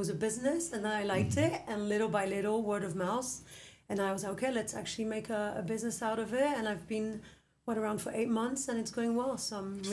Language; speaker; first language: English; native; English